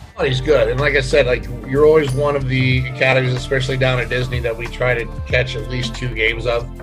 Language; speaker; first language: English; early bilingual, other home language; Arabic